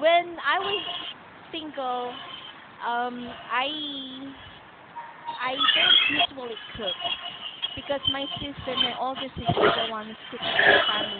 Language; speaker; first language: English; non-native, local second language; Filipino